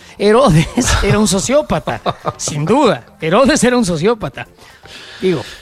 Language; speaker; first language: Spanish; native; Spanish